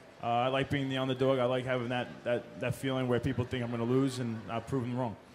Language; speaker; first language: English; native; English